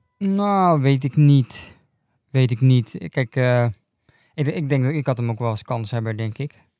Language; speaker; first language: Dutch; native; Dutch